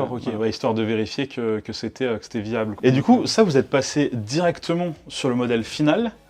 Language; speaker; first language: French; native; French